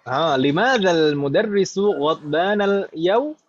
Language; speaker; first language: Arabic; non-native, fluent; Indonesian